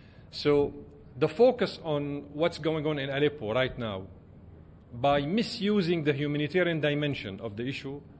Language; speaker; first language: English; non-native, fluent; Arabic